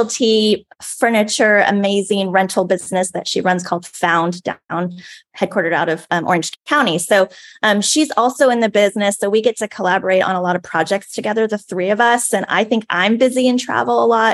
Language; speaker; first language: English; native; English